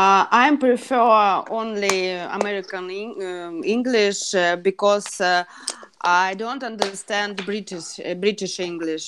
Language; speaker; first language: English; non-native, learner; Russian